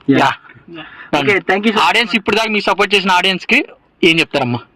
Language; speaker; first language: Telugu; native; Telugu